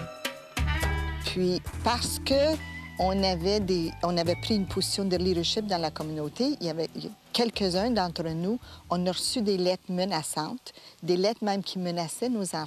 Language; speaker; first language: French; native; French